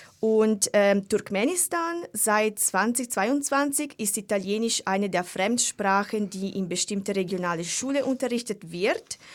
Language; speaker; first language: German; non-native, fluent; Italian